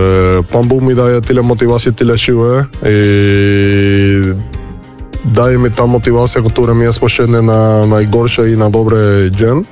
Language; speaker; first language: Polish; non-native, fluent; Spanish